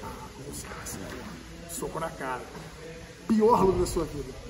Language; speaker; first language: Portuguese; native; Portuguese